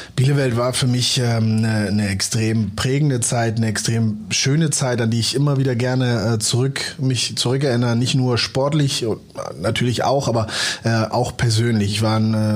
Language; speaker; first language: German; native; German